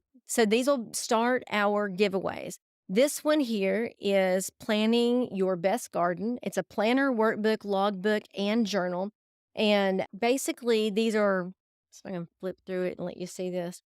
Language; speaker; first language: English; native; English